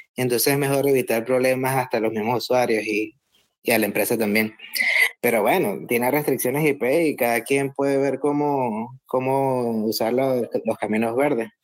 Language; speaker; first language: Spanish; native; Spanish